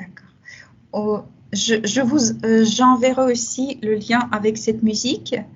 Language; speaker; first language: French; non-native, fluent; Russian